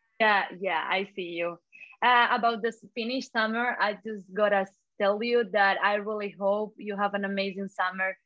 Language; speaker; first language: English; non-native, fluent; Spanish